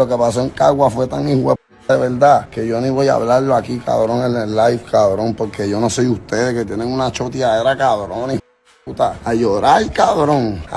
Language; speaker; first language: Spanish; native; Spanish